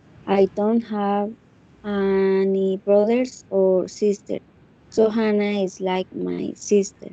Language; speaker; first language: English; non-native, learner; Spanish